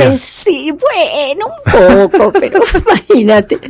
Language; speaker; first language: Spanish; native; Spanish